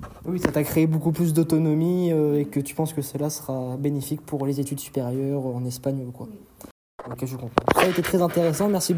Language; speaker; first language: French; native; French